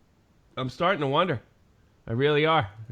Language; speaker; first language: English; native; English